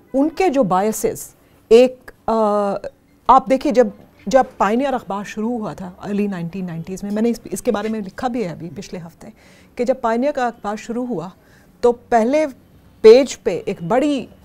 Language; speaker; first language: Hindi; native; Hindi